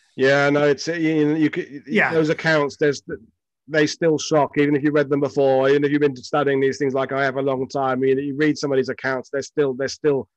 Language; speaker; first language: English; native; English